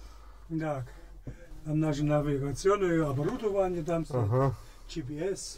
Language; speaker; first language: Russian; non-native, learner; German